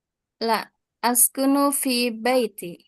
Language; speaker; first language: Arabic; non-native, learner; Indonesian